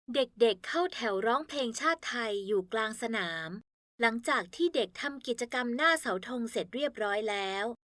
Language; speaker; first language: Thai; native; Thai